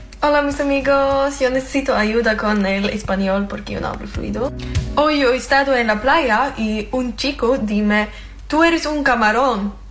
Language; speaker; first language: Spanish; non-native, learner; Swedish